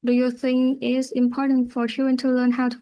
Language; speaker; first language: English; non-native, learner; Vietnamese